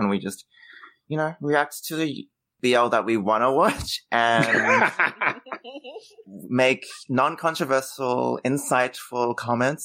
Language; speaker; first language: English; native; English